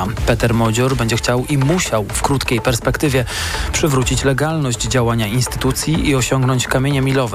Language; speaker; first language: Polish; native; Polish